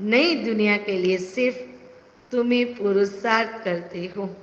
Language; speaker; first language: Hindi; non-native, local second language; Gujarati